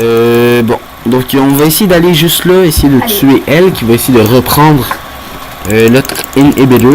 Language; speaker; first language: French; native; French